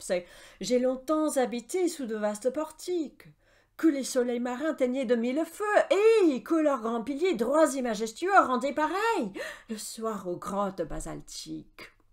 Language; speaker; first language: French; non-native, fluent; English